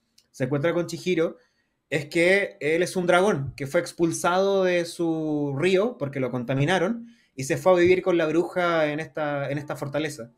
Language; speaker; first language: Spanish; native; Spanish